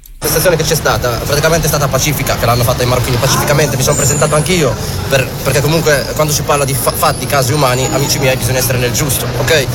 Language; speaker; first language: Italian; non-native, fluent; Arabic